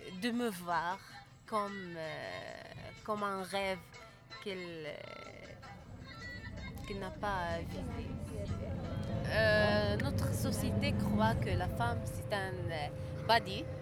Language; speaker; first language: French; non-native, learner; Arabic